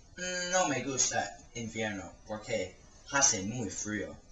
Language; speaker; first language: Spanish; non-native, learner; English